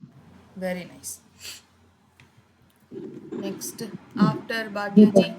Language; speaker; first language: English; non-native, local second language; Tamil